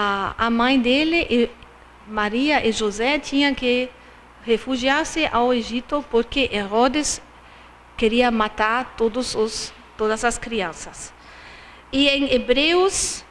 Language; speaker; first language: Portuguese; non-native, fluent; German